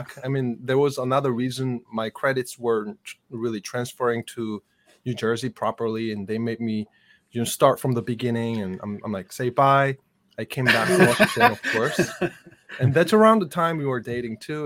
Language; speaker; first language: English; non-native, fluent; Korean